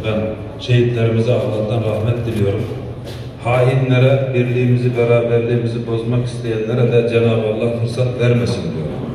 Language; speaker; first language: Turkish; native; Turkish